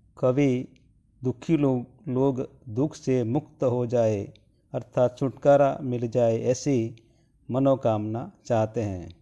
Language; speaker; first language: Hindi; non-native, local second language; Gujarati